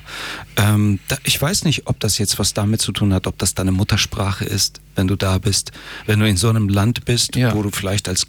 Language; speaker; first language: German; early bilingual, other home language; Persian